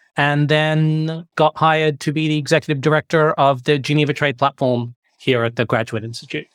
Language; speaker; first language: English; native; English